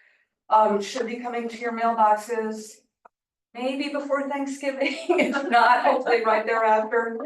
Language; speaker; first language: English; native; English